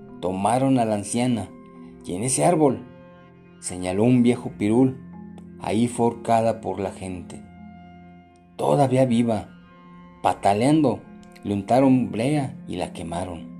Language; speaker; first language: Spanish; native; Spanish